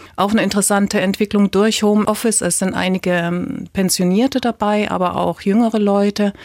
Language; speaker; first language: German; native; German